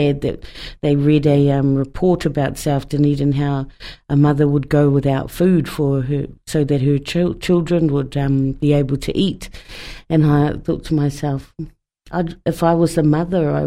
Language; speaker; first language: English; native; English